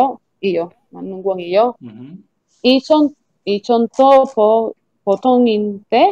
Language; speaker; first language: Korean; non-native, learner; Spanish